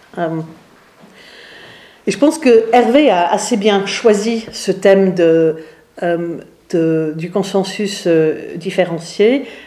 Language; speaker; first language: French; non-native, fluent; English